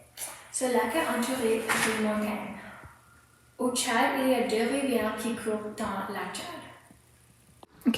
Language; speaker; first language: French; non-native, learner; English